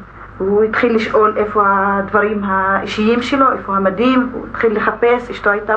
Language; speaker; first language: Hebrew; non-native, local second language; Arabic